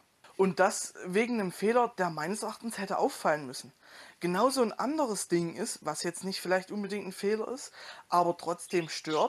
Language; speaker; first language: German; native; German